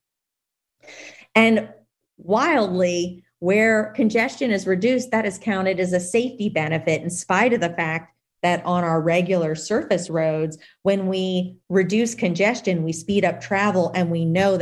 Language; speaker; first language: English; native; English